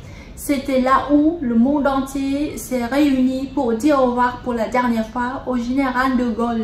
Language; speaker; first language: French; non-native, fluent; Vietnamese